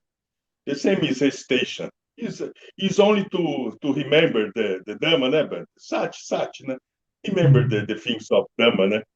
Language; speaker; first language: English; non-native, learner; Portuguese